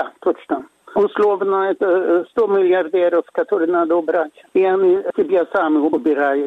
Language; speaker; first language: Russian; non-native, fluent; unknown